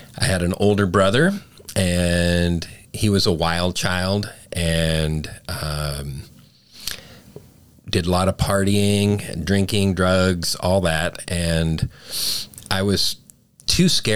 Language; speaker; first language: English; native; English